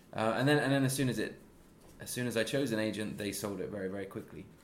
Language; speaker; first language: English; native; English